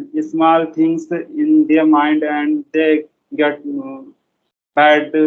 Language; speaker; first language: English; non-native, learner; Hindi